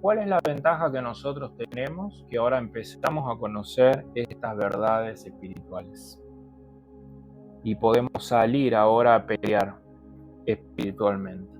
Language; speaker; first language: Spanish; native; Spanish